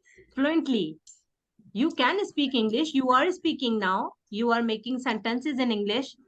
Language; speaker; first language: English; non-native, fluent; Urdu